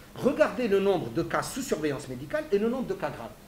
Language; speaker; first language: French; non-native, local second language; Arabic